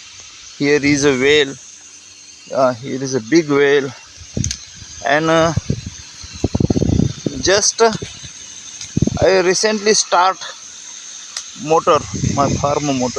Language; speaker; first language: English; non-native, learner; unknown